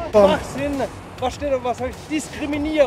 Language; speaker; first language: German; native; German